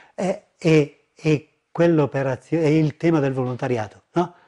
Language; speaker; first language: Italian; native; Italian